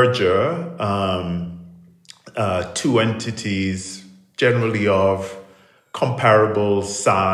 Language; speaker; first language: English; non-native, local second language; Krio